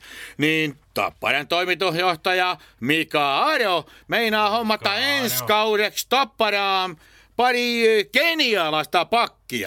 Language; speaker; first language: Finnish; native; Finnish